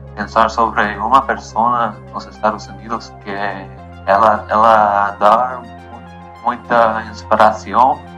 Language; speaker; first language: Spanish; non-native, learner; English